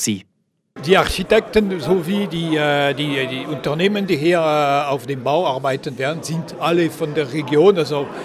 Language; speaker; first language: German; non-native, local second language; French